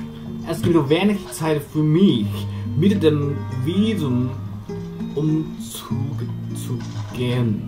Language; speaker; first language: German; non-native, learner; Chinese